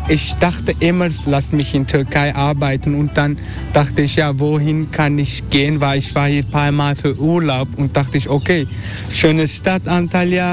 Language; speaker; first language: German; non-native, learner; Turkish